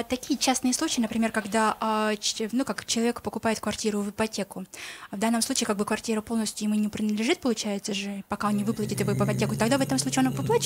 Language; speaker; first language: Russian; non-native, local second language; Kyrgyz